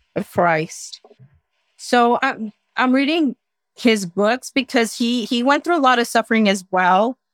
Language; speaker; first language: English; native; English